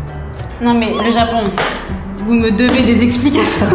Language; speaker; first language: French; native; French